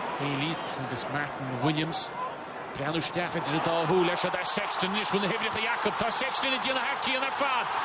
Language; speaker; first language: Irish; native; Irish